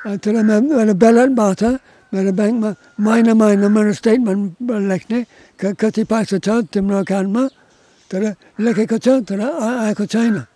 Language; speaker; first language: Nepali; non-native, learner; English